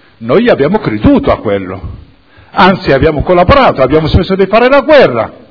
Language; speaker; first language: Italian; non-native, fluent; Arabic